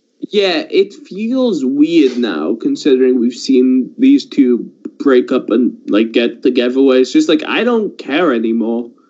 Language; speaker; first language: English; early bilingual, other home language; Persian